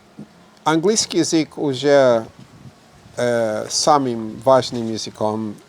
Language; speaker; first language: Russian; non-native, fluent; English